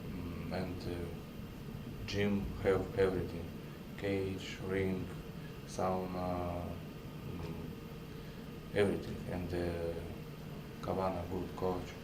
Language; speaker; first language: English; non-native, learner; Russian